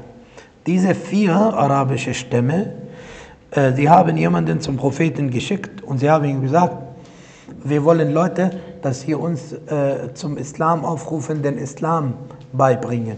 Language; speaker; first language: German; non-native, fluent; Arabic